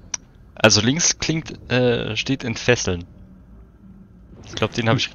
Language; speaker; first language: German; native; German